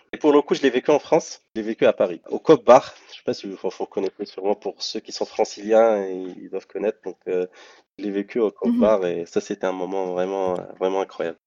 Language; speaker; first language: French; non-native, local second language; Arabic